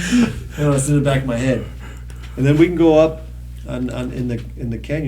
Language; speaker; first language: English; native; English